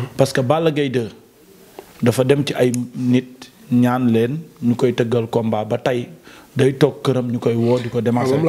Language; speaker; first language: Wolof; native; Wolof